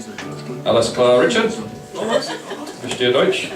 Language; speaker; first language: German; non-native, learner; English